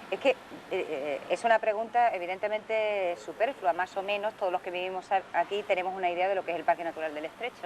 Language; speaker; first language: Spanish; native; Spanish